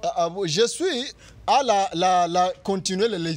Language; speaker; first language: French; non-native, local second language; Rundi